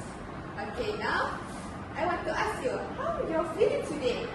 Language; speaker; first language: English; non-native, learner; Malay